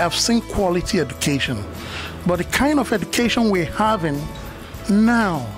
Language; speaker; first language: English; non-native, local second language; Yoruba